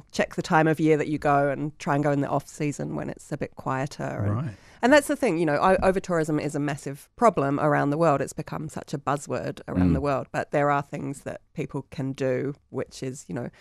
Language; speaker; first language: English; native; English